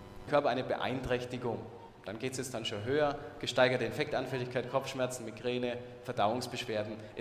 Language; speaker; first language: German; native; German